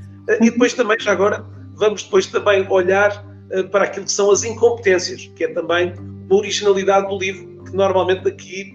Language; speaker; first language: Portuguese; native; Portuguese